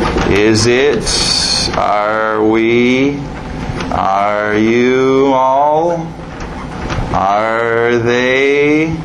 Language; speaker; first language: English; non-native, fluent; Portuguese